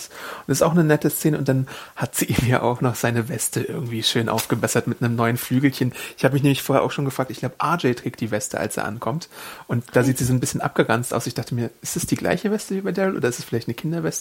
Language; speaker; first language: German; native; German